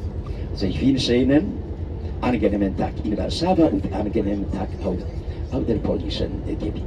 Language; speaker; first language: German; non-native, fluent; Polish